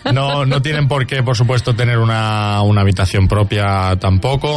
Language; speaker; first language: Spanish; native; Spanish